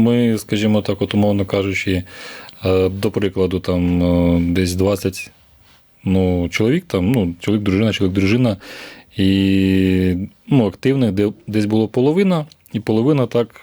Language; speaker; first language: Ukrainian; native; Ukrainian